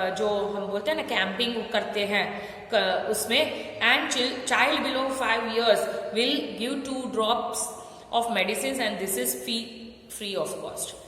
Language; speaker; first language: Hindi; non-native, local second language; Gujarati